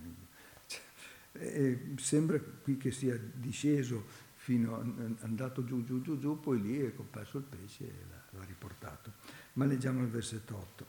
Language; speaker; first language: Italian; native; Italian